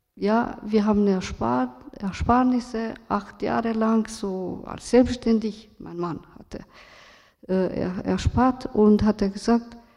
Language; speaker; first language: German; non-native, fluent; Romanian